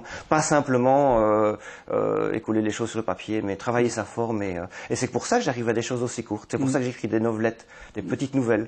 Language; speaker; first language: French; native; French